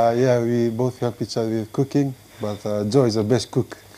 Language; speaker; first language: English; non-native, local second language; Fijian